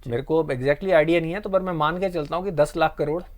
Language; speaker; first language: Hindi; non-native, local second language; Punjabi